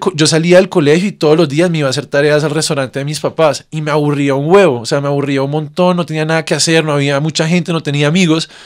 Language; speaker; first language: Spanish; native; Spanish